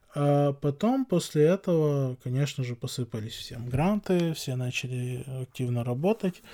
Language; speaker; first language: Russian; non-native, local second language; Chechen